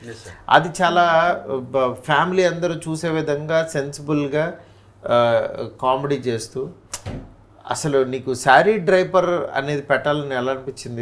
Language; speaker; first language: Telugu; native; Telugu